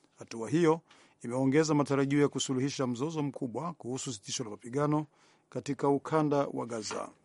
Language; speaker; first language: Swahili; non-native, local second language; Rundi